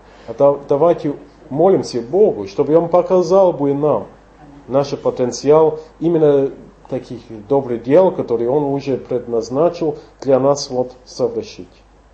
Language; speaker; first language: Russian; non-native, fluent; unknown